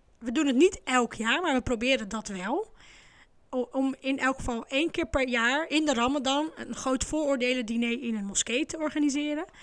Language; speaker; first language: Dutch; early bilingual, other home language; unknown